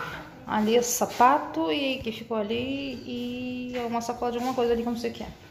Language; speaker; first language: Portuguese; native; Portuguese